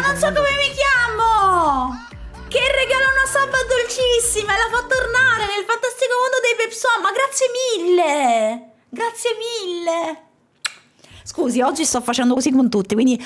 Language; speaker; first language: Italian; native; Italian